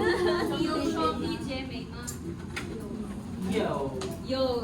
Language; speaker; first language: Chinese; non-native, learner; Filipino